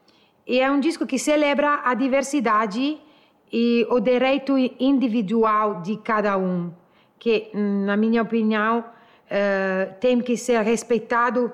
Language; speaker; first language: Portuguese; non-native, learner; Italian